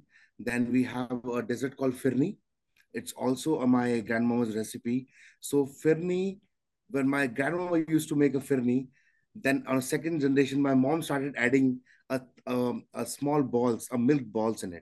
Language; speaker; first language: English; non-native, local second language; Punjabi